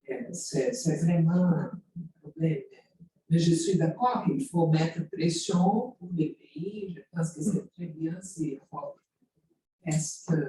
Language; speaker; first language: French; non-native, fluent; Portuguese